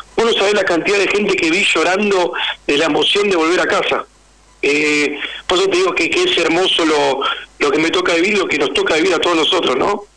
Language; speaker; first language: Spanish; native; Spanish